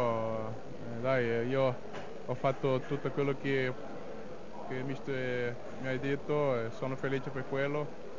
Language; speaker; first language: Italian; non-native, learner; Portuguese